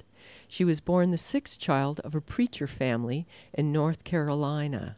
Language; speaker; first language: English; native; English